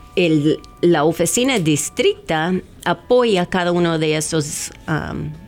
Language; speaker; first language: Spanish; non-native, fluent; English